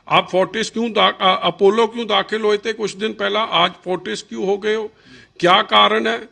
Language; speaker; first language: Hindi; non-native, local second language; Punjabi